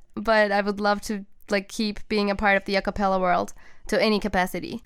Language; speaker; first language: English; non-native, fluent; Turkish